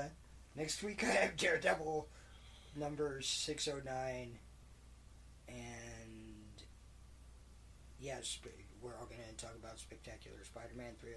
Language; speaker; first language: English; native; English